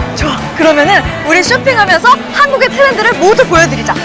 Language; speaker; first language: Korean; native; Korean